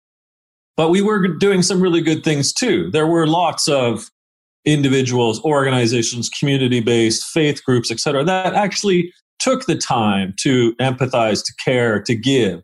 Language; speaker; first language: English; native; English